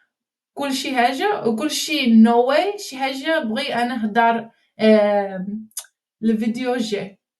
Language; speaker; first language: Arabic; non-native, learner; English